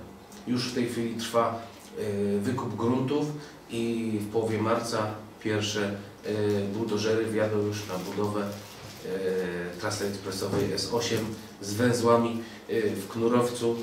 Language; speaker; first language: Polish; native; Polish